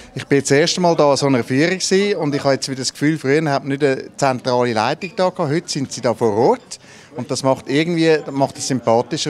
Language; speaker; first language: German; native; German